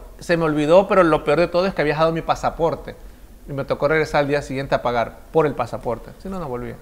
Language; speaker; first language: Spanish; native; Spanish